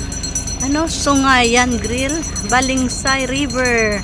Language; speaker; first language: Filipino; native; Filipino